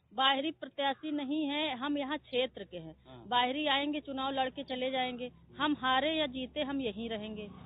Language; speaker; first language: Hindi; native; Hindi